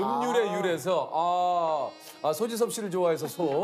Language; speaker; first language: Korean; native; Korean